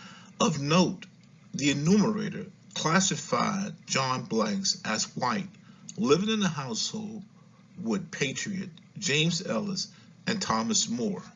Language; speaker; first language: English; native; English